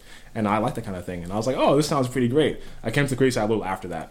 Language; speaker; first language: English; native; English